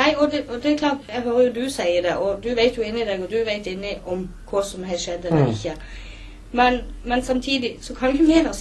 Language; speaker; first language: Norwegian; native; Norwegian